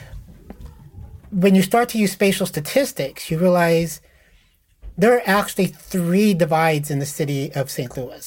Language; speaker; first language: English; native; English